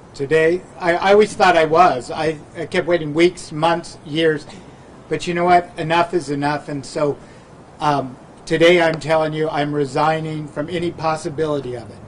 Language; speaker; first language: English; native; English